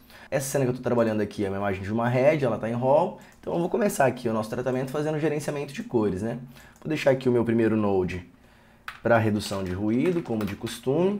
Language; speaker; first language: Portuguese; native; Portuguese